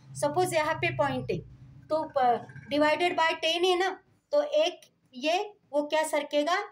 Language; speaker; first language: Hindi; non-native, local second language; Marathi